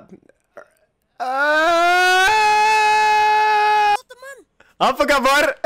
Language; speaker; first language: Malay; non-native, learner; Russian